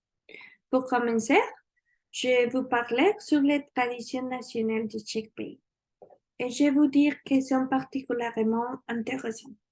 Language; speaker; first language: French; non-native, learner; Spanish